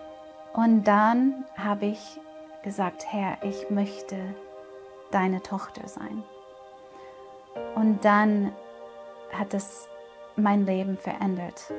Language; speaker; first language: German; non-native, fluent; English